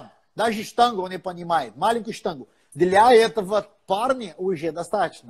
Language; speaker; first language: Russian; non-native, fluent; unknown